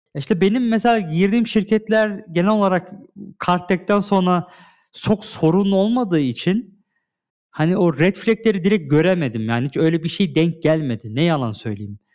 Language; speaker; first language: Turkish; early bilingual, heritage; Turkish